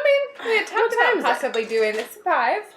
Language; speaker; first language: English; native; English